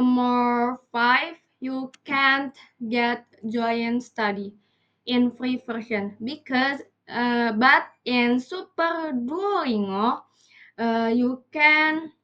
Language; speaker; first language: English; non-native, learner; Indonesian